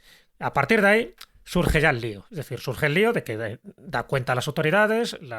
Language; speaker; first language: Spanish; native; Spanish